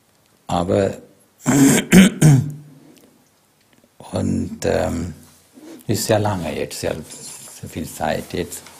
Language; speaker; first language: German; non-native, fluent; Sinhala